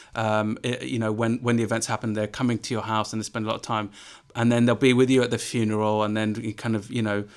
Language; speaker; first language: English; native; English